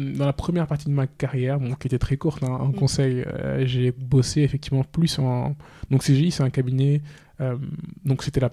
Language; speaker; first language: French; non-native, local second language; Wolof